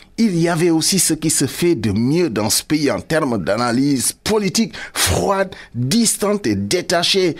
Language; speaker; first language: French; non-native, local second language; Wolof